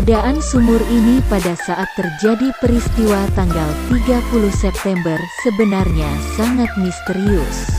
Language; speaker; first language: Indonesian; native; Indonesian